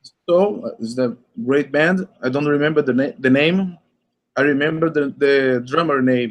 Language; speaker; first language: English; non-native, learner; Portuguese